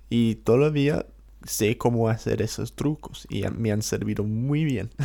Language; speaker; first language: Spanish; non-native, fluent; English